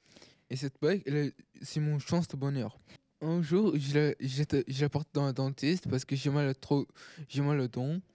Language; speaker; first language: French; non-native, learner; Azerbaijani